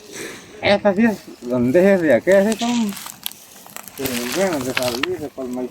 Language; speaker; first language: Spanish; native; Spanish